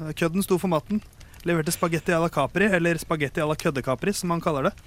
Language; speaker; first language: Norwegian; native; Norwegian